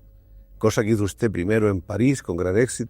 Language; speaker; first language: Spanish; native; Spanish